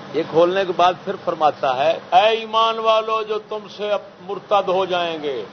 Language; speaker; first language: Urdu; non-native, local second language; Saraiki